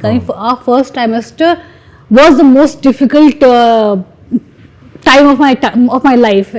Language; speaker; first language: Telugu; non-native, fluent; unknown